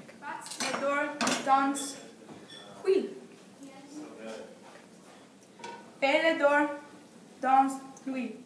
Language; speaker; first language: French; non-native, learner; English